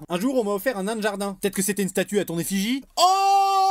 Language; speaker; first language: French; native; French